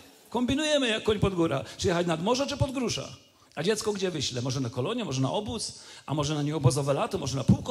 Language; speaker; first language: Polish; native; Polish